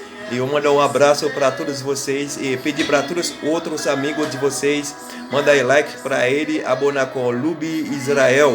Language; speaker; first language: Portuguese; non-native, learner; Haitian Creole